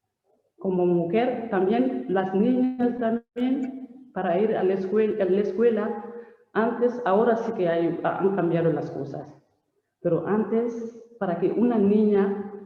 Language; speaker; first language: Spanish; non-native, learner; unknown